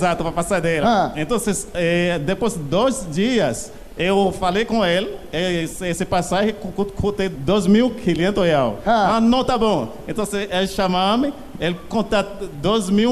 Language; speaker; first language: Portuguese; non-native, learner; Haitian Creole